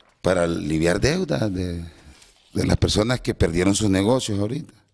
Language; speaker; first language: Spanish; native; Spanish